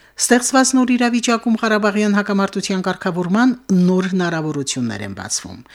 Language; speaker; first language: Armenian; native; Armenian